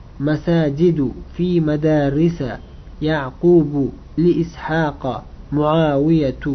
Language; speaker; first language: Arabic; non-native, fluent; Uzbek